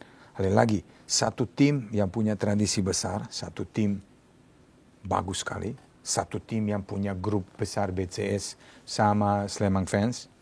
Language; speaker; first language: Indonesian; non-native, fluent; Serbian